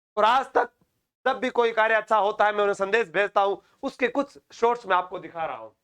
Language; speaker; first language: Hindi; native; Hindi